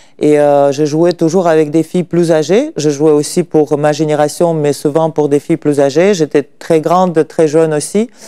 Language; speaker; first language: French; non-native, fluent; Russian